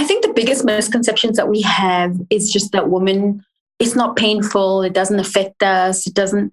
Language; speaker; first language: English; native; English